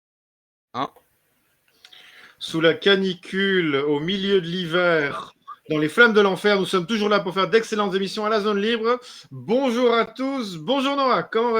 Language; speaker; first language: French; native; French